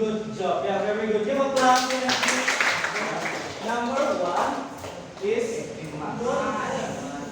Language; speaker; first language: English; non-native, learner; Indonesian